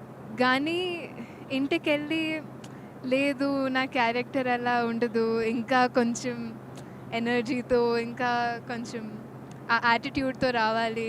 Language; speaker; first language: Telugu; non-native, fluent; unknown